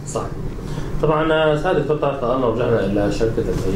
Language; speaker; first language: Arabic; native; Arabic